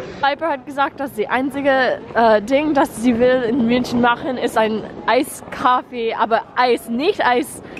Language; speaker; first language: German; non-native, learner; English